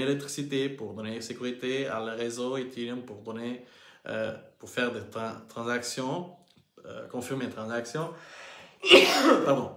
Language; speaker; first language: French; non-native, learner; Portuguese